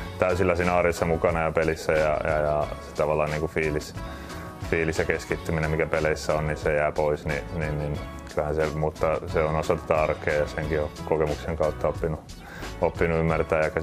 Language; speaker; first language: Finnish; native; Finnish